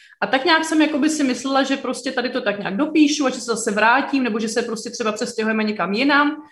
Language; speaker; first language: Czech; native; Czech